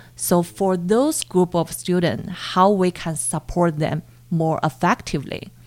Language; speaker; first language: English; non-native, fluent; Chinese